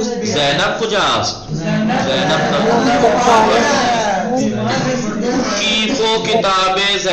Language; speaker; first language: Persian; non-native, fluent; Urdu